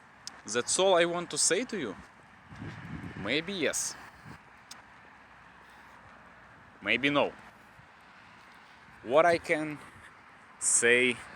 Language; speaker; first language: English; non-native, learner; Russian